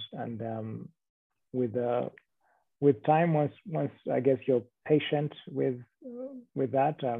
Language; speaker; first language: English; non-native, local second language; Kinyarwanda